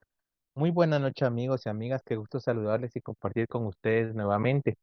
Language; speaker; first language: Spanish; native; Spanish